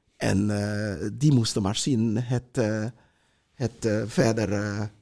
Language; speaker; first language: Dutch; non-native, local second language; Sranan Tongo